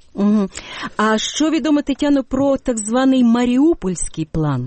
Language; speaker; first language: Ukrainian; native; Ukrainian